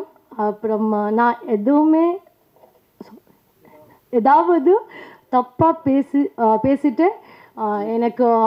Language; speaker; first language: Tamil; non-native, learner; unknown